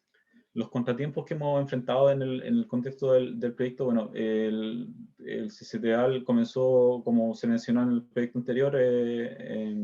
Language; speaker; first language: Spanish; native; Spanish